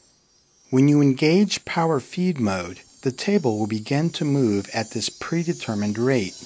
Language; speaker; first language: English; native; English